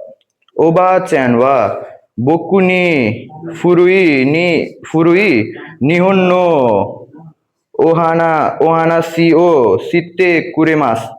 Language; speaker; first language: Japanese; non-native, learner; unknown